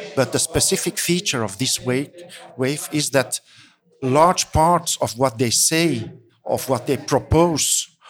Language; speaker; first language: English; non-native, fluent; Dutch